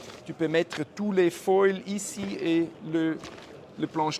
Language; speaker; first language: French; non-native, fluent; German